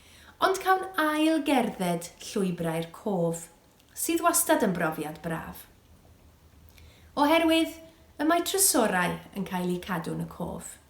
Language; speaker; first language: Welsh; native; Welsh